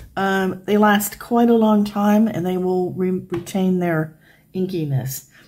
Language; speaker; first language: English; native; English